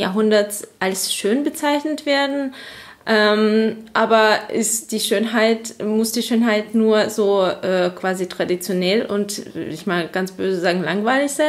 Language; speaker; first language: German; non-native, fluent; Azerbaijani